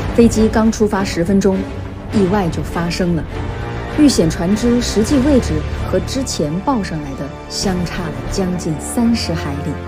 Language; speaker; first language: Chinese; native; Chinese